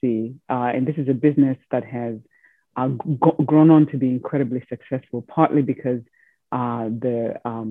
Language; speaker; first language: English; non-native, local second language; Shona